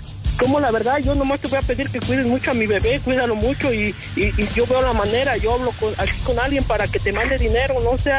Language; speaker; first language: Spanish; native; Spanish